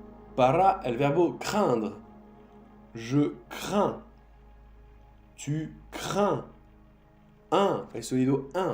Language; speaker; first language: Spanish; non-native, fluent; French